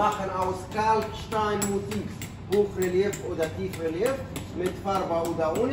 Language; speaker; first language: German; non-native, learner; Arabic